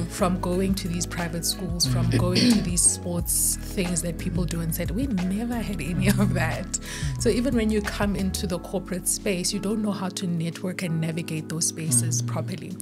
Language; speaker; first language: English; non-native, local second language; Zulu